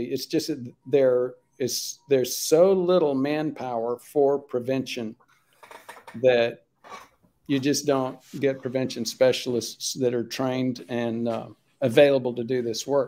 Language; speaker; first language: English; native; English